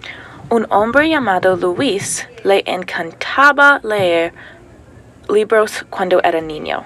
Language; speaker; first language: Spanish; non-native, learner; English